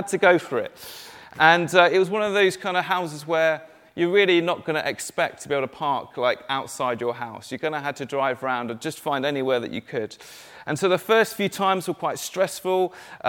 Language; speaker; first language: English; native; English